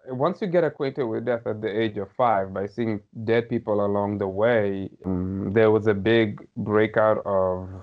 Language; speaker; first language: English; non-native, local second language; Somali